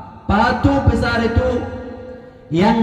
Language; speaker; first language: Indonesian; non-native, fluent; Arabic